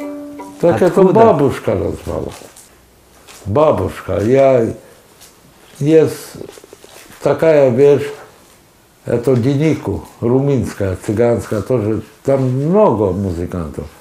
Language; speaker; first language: Russian; non-native, local second language; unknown